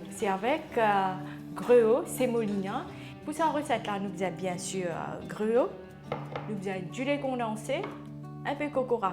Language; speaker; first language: French; non-native, local second language; Morisyen